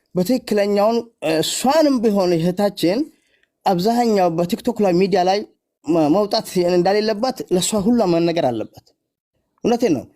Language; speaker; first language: Amharic; non-native, local second language; Afar